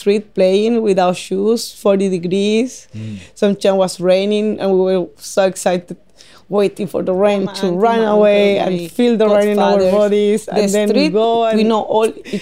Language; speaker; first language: English; non-native, fluent; Spanish